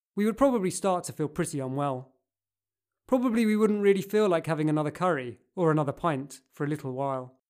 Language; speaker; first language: English; native; English